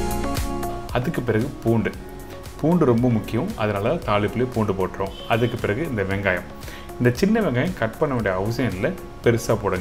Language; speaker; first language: Tamil; native; Tamil